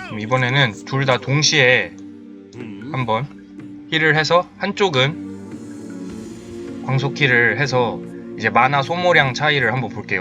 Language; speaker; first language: Korean; native; Korean